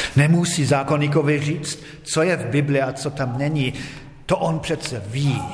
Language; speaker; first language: Czech; non-native, fluent; German